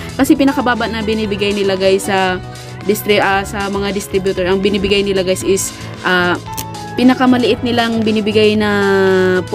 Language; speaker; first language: Filipino; native; Filipino